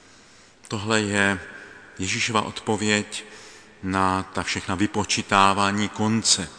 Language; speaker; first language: Czech; native; Czech